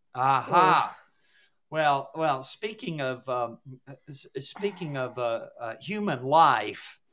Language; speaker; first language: English; native; English